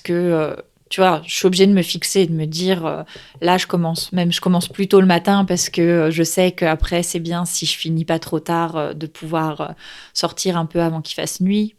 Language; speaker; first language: French; native; French